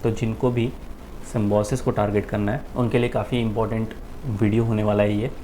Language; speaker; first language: Hindi; native; Hindi